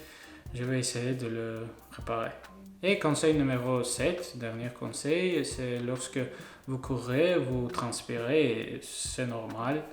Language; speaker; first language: French; non-native, learner; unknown